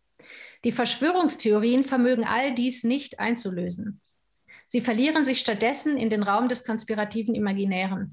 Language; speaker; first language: German; native; German